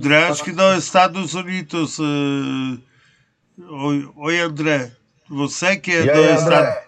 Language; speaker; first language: Portuguese; non-native, learner; Polish